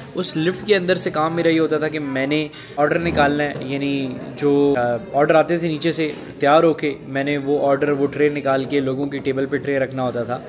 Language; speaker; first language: Hindi; non-native, local second language; Punjabi